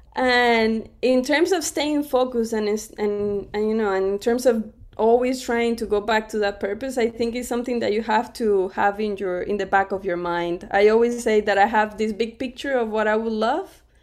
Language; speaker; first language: English; non-native, fluent; Spanish